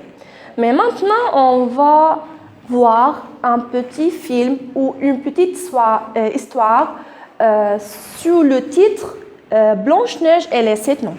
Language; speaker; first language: French; non-native, fluent; Arabic